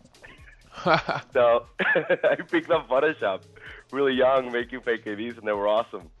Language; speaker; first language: English; non-native, fluent; Spanish